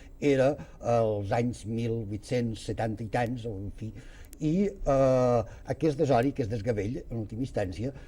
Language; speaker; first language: Catalan; native; Catalan